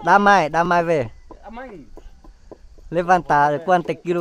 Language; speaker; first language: Portuguese; non-native, learner; Vietnamese